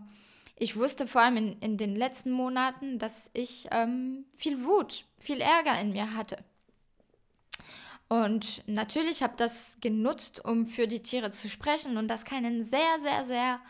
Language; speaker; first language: German; non-native, fluent; French